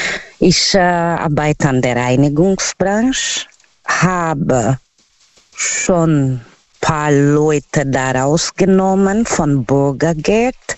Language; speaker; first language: German; non-native, learner; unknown